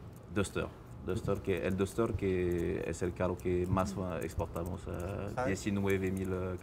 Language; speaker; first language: Spanish; non-native, fluent; French